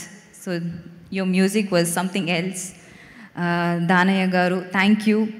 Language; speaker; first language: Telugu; non-native, fluent; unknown